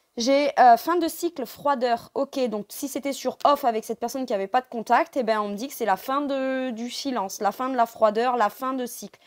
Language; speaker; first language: French; native; French